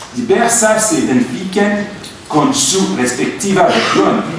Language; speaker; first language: Spanish; non-native, fluent; French